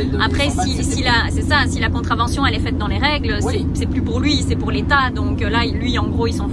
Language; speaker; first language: French; native; French